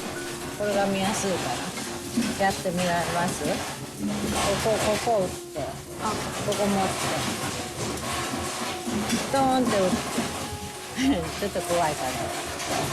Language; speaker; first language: Japanese; native; Japanese